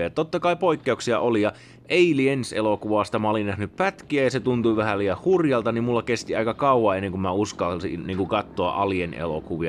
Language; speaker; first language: Finnish; native; Finnish